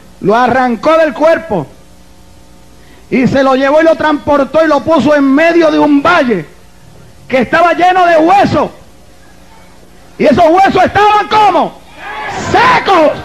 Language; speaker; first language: Spanish; native; Spanish